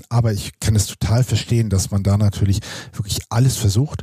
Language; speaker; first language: German; native; German